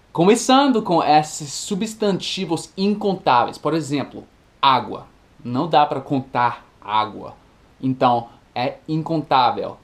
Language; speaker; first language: Portuguese; non-native, fluent; English